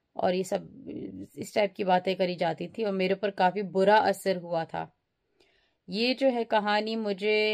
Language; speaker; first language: Urdu; early bilingual, heritage; Urdu